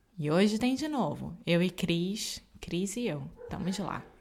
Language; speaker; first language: Portuguese; native; Portuguese